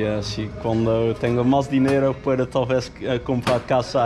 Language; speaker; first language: Spanish; non-native, learner; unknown